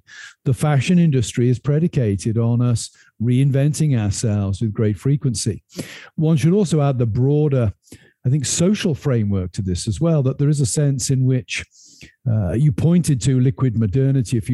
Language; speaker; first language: English; native; English